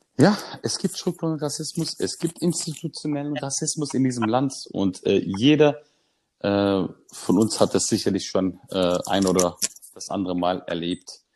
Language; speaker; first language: German; early bilingual, other home language; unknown